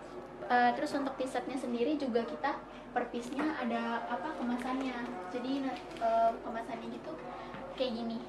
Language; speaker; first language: Indonesian; native; Indonesian